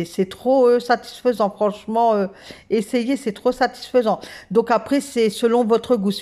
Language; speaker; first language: French; native; French